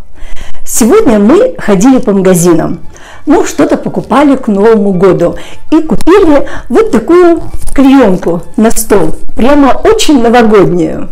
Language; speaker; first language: Russian; native; Russian